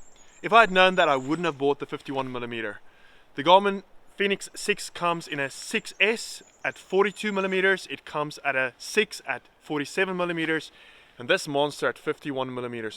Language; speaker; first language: English; native; English